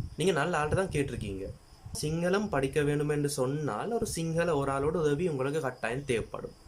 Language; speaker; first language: Tamil; non-native, local second language; Sinhala